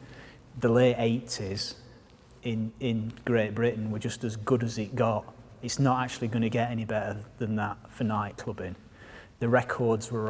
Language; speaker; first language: English; native; English